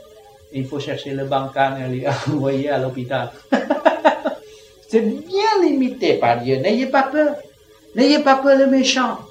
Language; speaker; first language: French; non-native, learner; Vietnamese